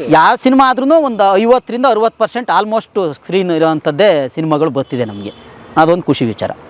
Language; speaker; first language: Kannada; native; Kannada